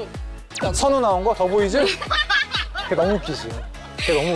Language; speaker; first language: Korean; native; Korean